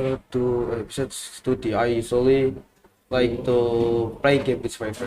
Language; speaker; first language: English; non-native, learner; Indonesian